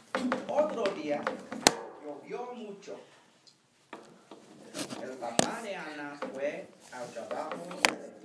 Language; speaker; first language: Spanish; non-native, fluent; English